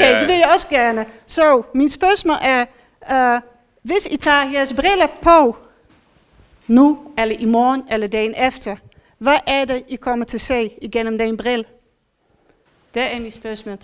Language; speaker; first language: Danish; non-native, fluent; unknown